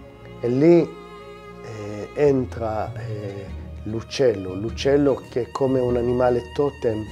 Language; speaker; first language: Italian; non-native, fluent; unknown